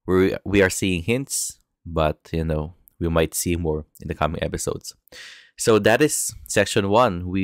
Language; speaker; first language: English; non-native, local second language; Filipino